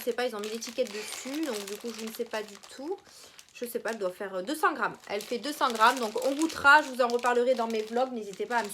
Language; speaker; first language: French; native; French